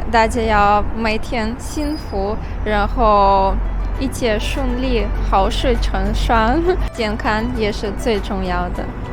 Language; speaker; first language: Chinese; non-native, fluent; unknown